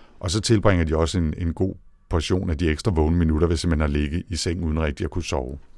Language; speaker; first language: Danish; native; Danish